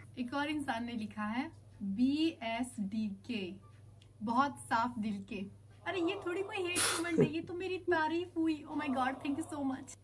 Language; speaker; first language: Hindi; early bilingual, heritage; Hindi